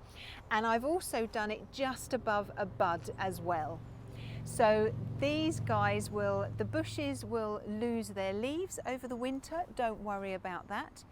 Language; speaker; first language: English; native; English